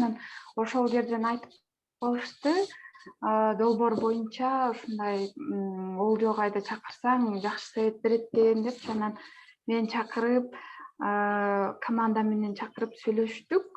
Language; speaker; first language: Kyrgyz; native; Kyrgyz